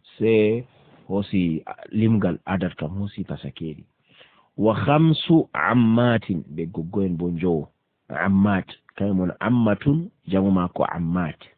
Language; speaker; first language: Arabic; non-native, fluent; Fula